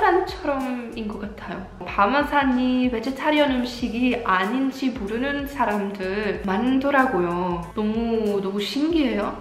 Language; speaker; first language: Korean; non-native, fluent; German